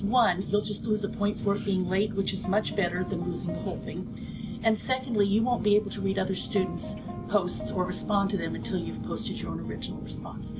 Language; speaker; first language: English; native; English